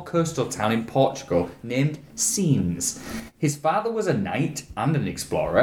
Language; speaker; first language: English; native; English